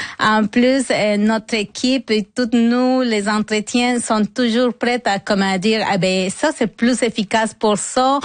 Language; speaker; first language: French; non-native, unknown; Spanish